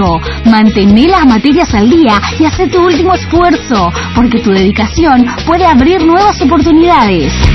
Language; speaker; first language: Spanish; native; Spanish